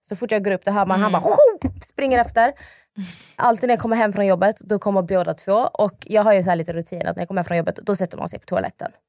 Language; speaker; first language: Swedish; native; Swedish